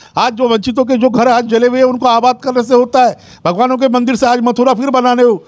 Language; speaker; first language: Hindi; non-native, local second language; Marathi